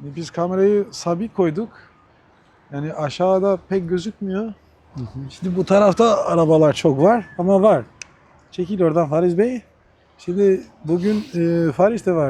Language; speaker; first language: Turkish; non-native, fluent; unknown